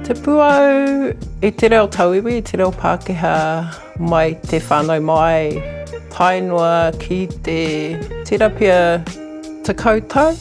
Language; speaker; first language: Māori; non-native, local second language; English